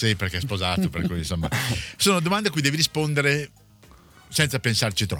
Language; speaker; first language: Italian; native; Italian